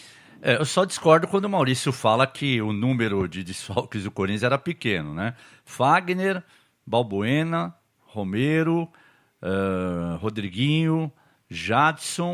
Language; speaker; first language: Portuguese; native; Portuguese